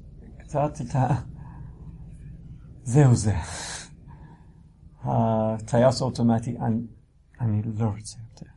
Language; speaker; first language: Hebrew; non-native, fluent; English